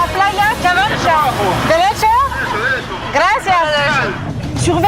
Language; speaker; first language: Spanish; non-native, learner; French